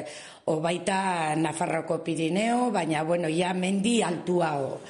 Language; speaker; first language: Basque; non-native, local second language; Spanish